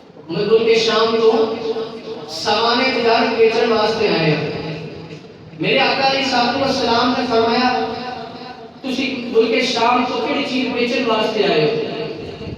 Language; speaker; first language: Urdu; non-native, local second language; Punjabi